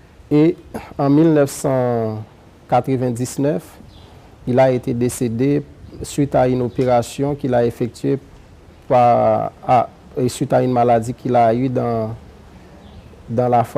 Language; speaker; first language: French; non-native, local second language; Haitian Creole